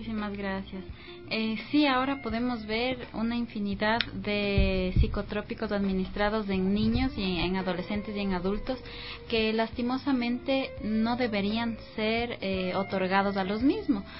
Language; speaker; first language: Spanish; native; Spanish